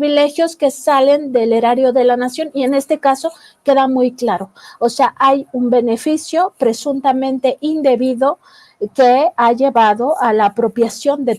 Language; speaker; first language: Spanish; native; Spanish